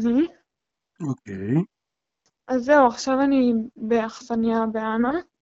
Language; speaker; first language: Hebrew; native; Hebrew